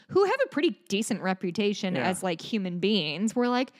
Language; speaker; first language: English; native; English